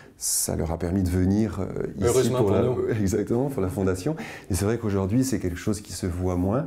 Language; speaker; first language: French; native; French